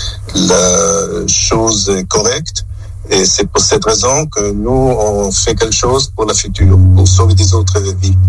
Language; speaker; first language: French; non-native, local second language; German